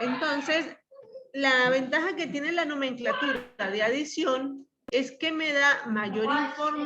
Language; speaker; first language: Spanish; native; Spanish